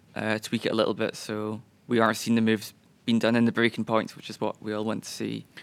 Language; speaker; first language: English; native; English